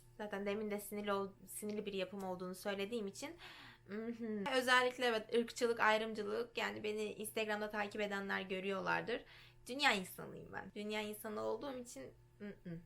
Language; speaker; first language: Turkish; early bilingual, heritage; Turkish